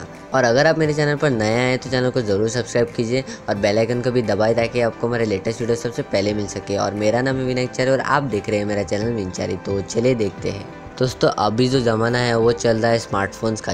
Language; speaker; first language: Hindi; native; Hindi